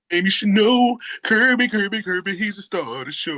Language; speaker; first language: English; native; English